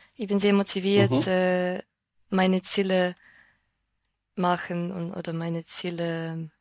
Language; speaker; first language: German; non-native, fluent; Ukrainian